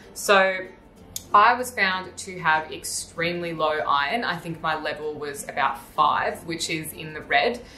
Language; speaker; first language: English; native; English